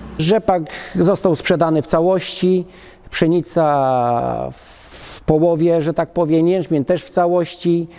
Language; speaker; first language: Polish; native; Polish